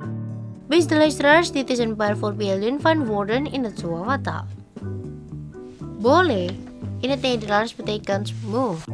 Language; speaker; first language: Dutch; non-native, learner; Indonesian